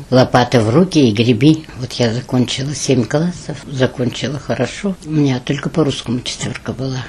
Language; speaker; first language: Russian; non-native, local second language; German